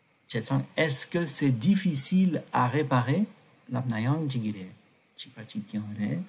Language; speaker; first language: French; non-native, fluent; Tibetan